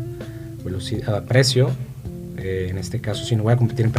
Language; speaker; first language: Spanish; native; Spanish